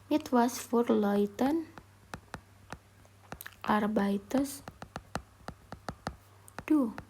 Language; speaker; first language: German; non-native, learner; Indonesian